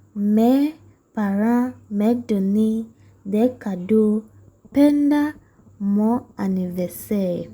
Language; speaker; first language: French; non-native, fluent; English